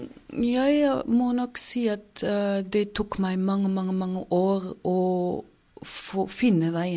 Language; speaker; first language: Norwegian; non-native, fluent; German